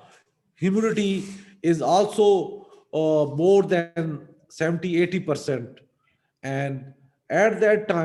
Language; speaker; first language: English; non-native, local second language; Urdu